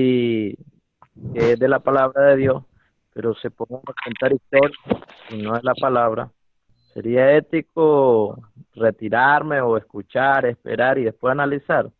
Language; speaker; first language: Spanish; native; Spanish